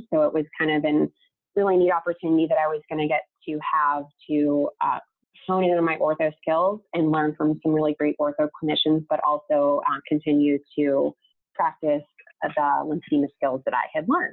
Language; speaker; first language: English; native; English